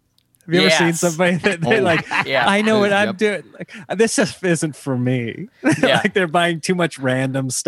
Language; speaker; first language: English; native; English